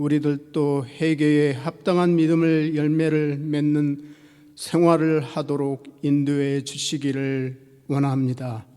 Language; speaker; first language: Korean; native; Korean